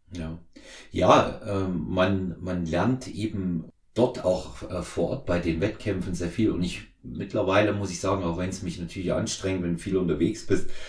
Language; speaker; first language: German; native; German